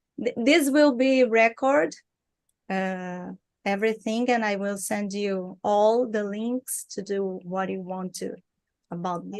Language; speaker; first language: English; non-native, learner; Portuguese